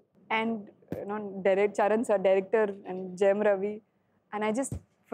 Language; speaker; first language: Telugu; non-native, learner; Sindhi